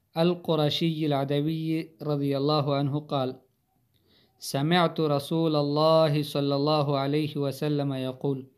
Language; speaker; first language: Arabic; non-native, fluent; Hindi